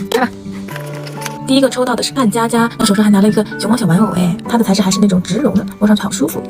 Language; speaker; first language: Chinese; native; Chinese